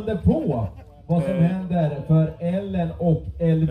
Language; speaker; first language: Swedish; native; Swedish